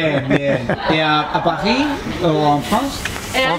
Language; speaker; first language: French; non-native, fluent; Spanish